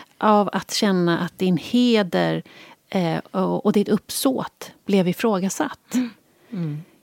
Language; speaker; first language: Swedish; native; Swedish